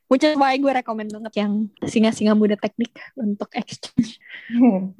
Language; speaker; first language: Indonesian; native; Indonesian